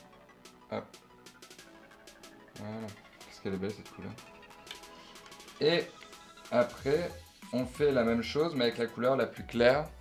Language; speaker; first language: French; native; French